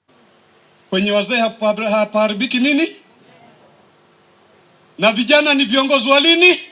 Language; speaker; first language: Swahili; non-native, local second language; Meru